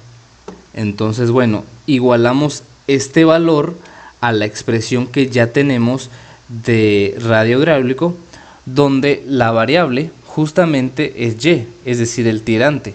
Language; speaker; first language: Spanish; native; Spanish